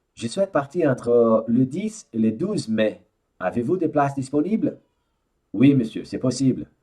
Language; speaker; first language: French; non-native, fluent; Portuguese